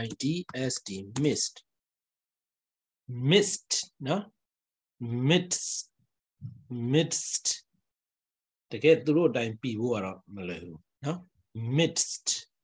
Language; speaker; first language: English; non-native, fluent; Burmese